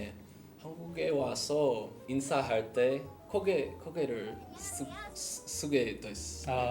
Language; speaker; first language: Korean; non-native, learner; English